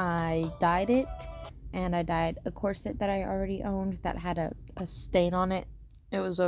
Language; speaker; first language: English; native; English